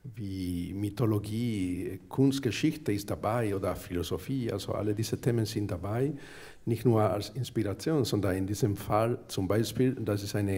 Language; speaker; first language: German; non-native, fluent; Spanish